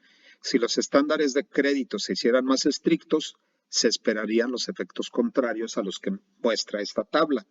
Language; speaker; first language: Spanish; native; Spanish